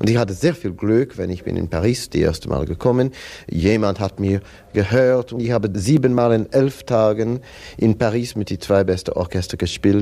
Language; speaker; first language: German; non-native, learner; English